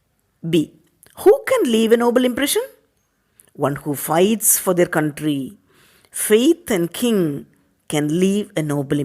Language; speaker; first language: English; non-native, local second language; Tamil